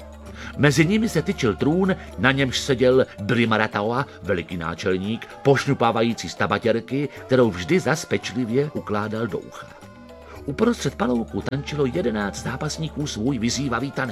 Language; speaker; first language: Czech; native; Czech